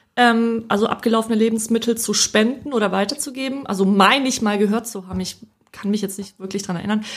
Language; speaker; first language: German; early bilingual, other home language; Polish